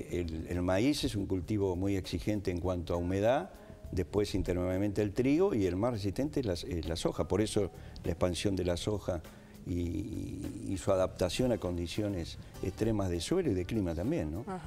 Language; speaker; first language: Spanish; native; Spanish